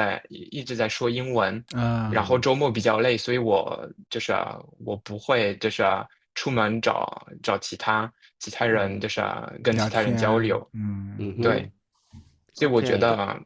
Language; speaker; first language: Chinese; non-native, fluent; French